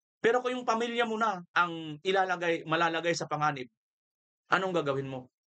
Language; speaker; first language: Filipino; non-native, local second language; Waray